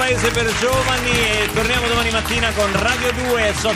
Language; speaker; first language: Italian; native; Italian